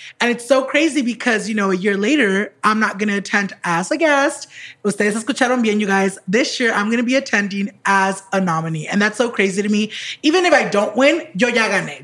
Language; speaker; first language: English; early bilingual, other home language; Spanish